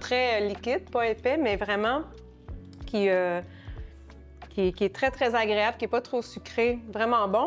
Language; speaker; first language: French; native; French